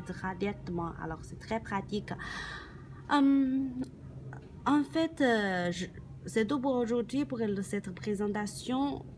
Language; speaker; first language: French; non-native, learner; Chinese